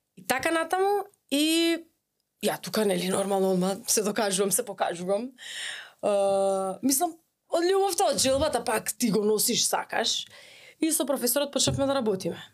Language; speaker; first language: Macedonian; native; Macedonian